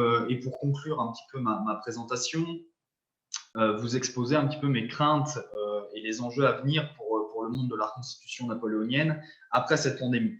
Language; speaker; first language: French; native; French